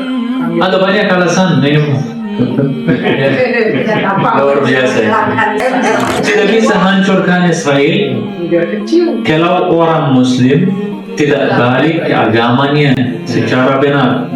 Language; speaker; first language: Indonesian; non-native, fluent; Arabic